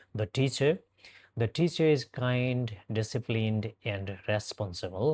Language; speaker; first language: English; non-native, local second language; Nepali